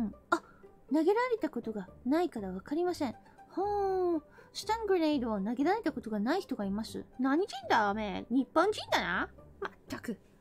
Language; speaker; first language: Japanese; non-native, fluent; English